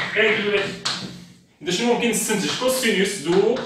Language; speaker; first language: French; non-native, local second language; Arabic